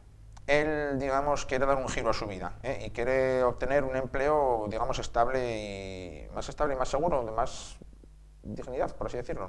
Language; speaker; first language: Spanish; native; Spanish